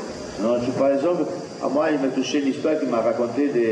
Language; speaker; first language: French; non-native, fluent; Italian